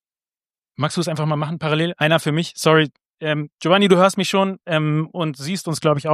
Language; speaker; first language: German; native; German